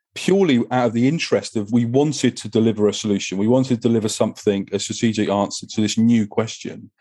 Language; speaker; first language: English; native; English